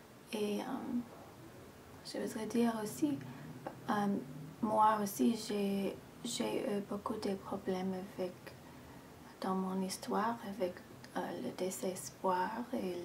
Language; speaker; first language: French; non-native, fluent; English